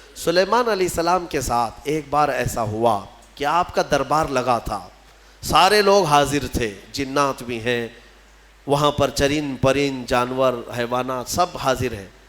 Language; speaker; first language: Urdu; native; Urdu